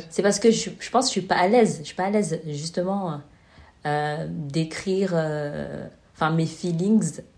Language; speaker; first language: French; native; French